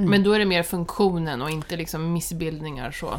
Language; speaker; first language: Swedish; native; Swedish